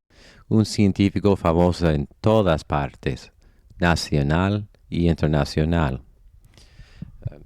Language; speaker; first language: Spanish; non-native, learner; English